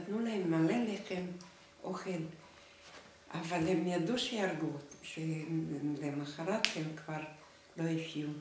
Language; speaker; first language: Hebrew; non-native, fluent; Hungarian